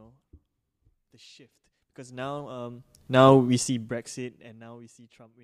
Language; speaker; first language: English; non-native, local second language; Malay